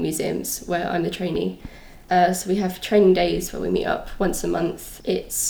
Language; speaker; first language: English; native; English